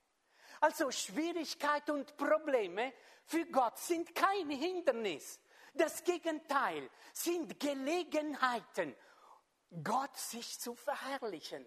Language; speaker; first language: German; non-native, fluent; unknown